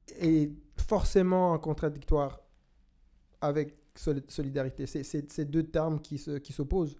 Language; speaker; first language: French; non-native, local second language; Kinyarwanda